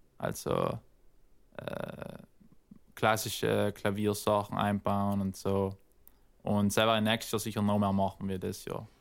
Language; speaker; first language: German; native; German